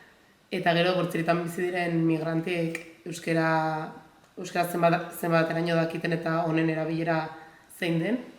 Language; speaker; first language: Basque; native; Basque